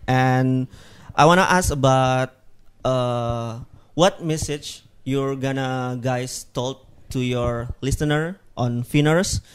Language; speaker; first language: English; non-native, learner; Indonesian